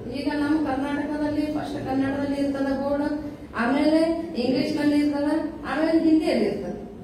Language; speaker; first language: Kannada; native; Kannada